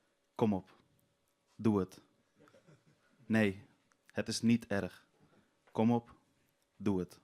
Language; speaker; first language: Dutch; early bilingual, other home language; Persian